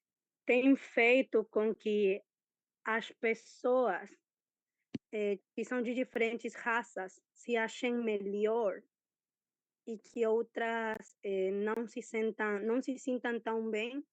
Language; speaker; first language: Portuguese; non-native, fluent; Spanish